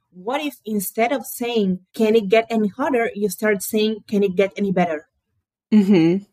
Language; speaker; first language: English; early bilingual, other home language; Portuguese